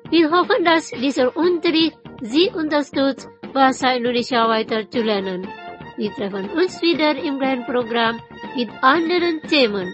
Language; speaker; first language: German; non-native, fluent; Indonesian